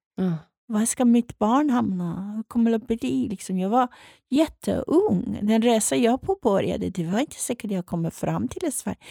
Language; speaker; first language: Swedish; non-native, fluent; Persian